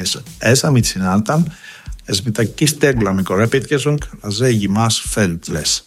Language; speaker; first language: Hungarian; non-native, fluent; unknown